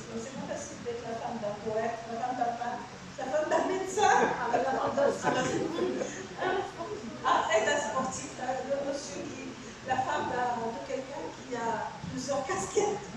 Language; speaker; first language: French; non-native, local second language; Arabic